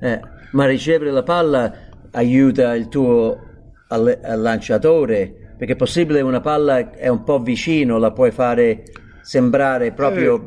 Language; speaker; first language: Italian; non-native, fluent; English